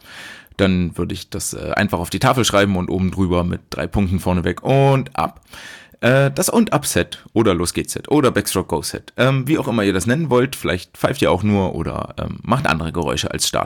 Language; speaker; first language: German; native; German